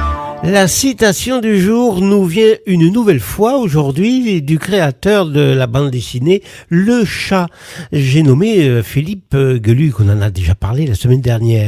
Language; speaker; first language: French; native; French